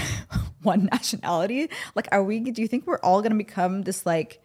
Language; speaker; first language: English; early bilingual, other home language; Arabic